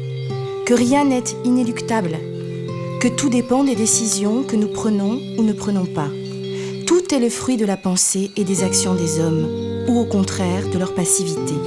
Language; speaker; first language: French; native; French